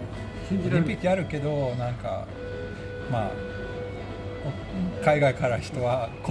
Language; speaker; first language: Japanese; non-native, fluent; Swedish